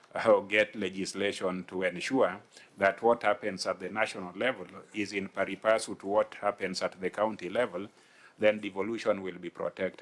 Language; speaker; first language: English; non-native, local second language; Luo (Kenya and Tanzania)